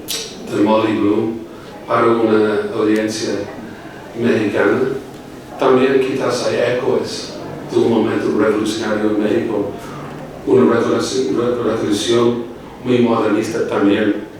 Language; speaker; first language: Spanish; non-native, fluent; English